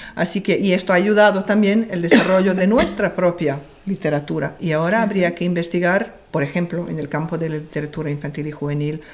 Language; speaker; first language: Spanish; non-native, fluent; Serbian